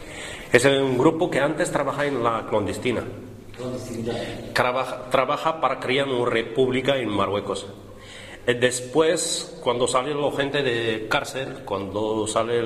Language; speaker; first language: Spanish; non-native, learner; Arabic